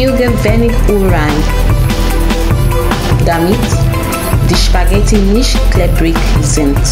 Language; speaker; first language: German; non-native, learner; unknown